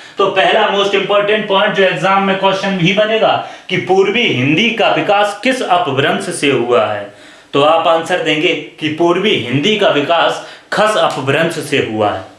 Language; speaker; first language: Hindi; native; Hindi